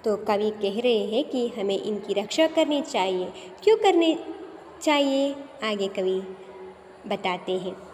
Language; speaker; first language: Hindi; non-native, local second language; Kannada